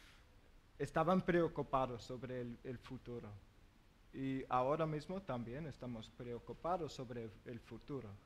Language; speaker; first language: Spanish; non-native, learner; English